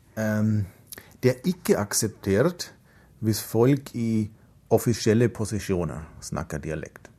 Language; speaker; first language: Norwegian; non-native, fluent; German